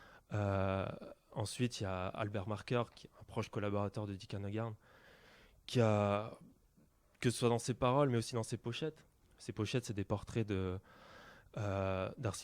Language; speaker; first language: French; native; French